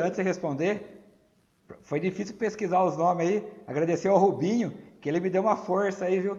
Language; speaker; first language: Portuguese; native; Portuguese